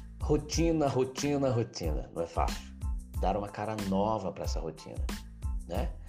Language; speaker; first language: Portuguese; native; Portuguese